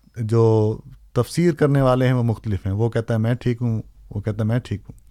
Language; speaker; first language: Urdu; native; Urdu